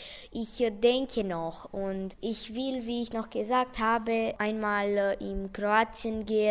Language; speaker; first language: German; non-native, local second language; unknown